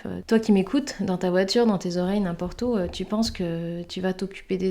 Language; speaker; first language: French; native; French